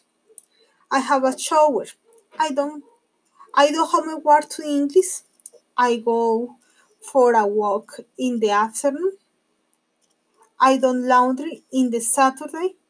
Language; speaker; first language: English; non-native, learner; Spanish